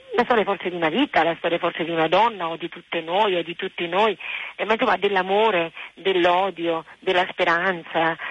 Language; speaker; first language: Italian; native; Italian